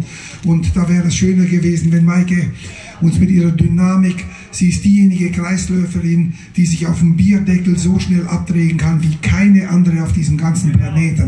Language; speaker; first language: German; native; German